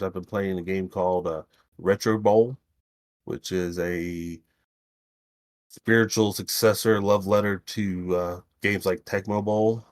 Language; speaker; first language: English; native; English